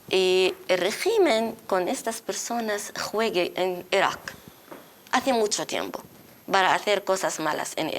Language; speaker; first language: Spanish; non-native, learner; Arabic